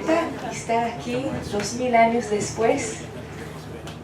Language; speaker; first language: Spanish; non-native, fluent; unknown